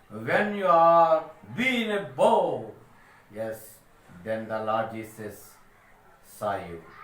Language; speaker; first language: English; non-native, local second language; Telugu